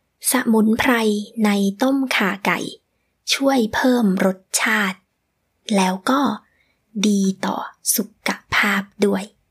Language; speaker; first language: Thai; native; Thai